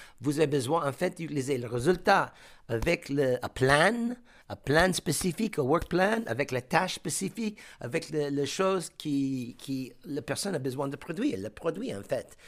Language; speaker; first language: French; non-native, fluent; English